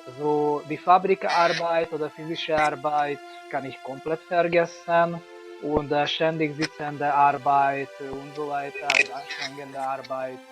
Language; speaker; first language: German; non-native, learner; Hungarian